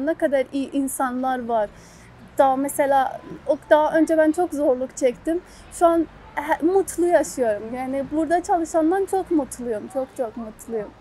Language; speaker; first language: Turkish; non-native, learner; Azerbaijani